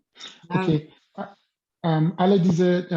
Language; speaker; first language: German; non-native, fluent; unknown